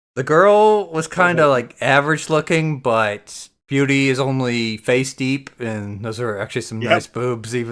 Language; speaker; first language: English; native; English